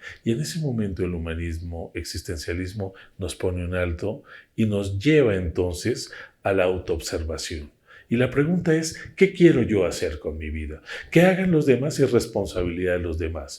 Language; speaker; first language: Spanish; native; Spanish